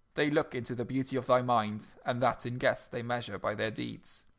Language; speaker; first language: English; non-native, fluent; Luxembourgish